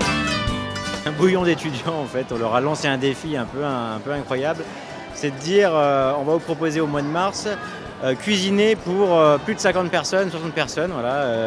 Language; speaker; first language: French; native; French